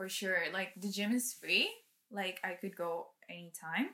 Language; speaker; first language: English; non-native, fluent; Spanish